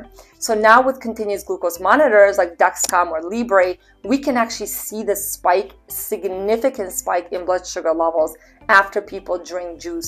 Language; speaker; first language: English; native; English